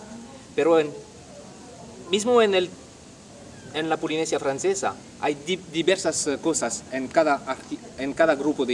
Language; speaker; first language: Spanish; non-native, learner; French